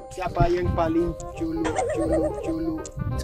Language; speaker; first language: Indonesian; non-native, learner; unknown